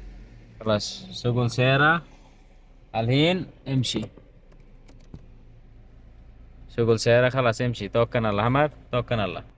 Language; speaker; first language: Arabic; non-native, learner; Bangla